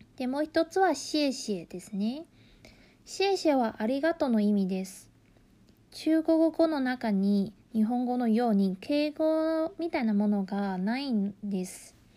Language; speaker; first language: Japanese; non-native, fluent; Chinese